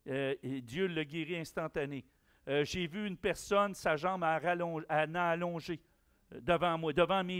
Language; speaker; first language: French; native; French